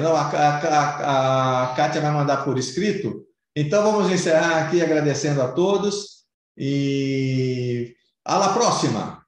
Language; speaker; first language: Portuguese; native; Portuguese